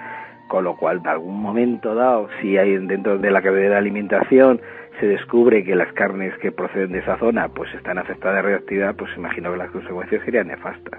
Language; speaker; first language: Spanish; native; Spanish